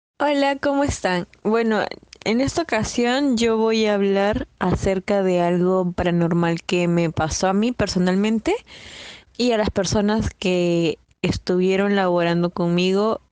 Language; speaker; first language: Spanish; native; Spanish